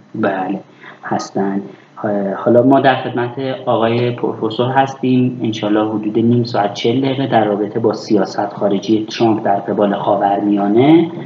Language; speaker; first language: Persian; native; Persian